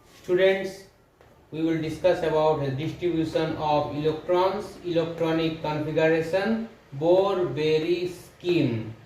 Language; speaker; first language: English; non-native, local second language; Hindi